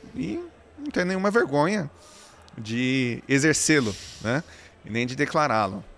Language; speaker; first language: Portuguese; native; Portuguese